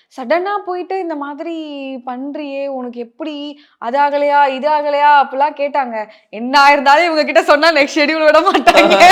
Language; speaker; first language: Tamil; native; Tamil